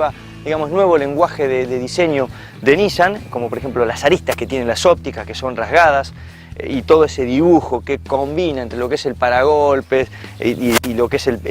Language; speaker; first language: Spanish; native; Spanish